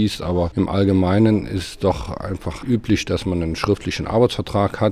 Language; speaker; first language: German; native; German